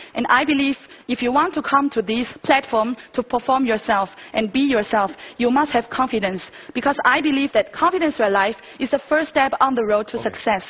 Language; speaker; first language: English; non-native, fluent; Chinese